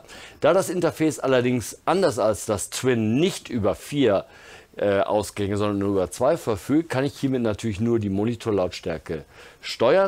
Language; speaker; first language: German; native; German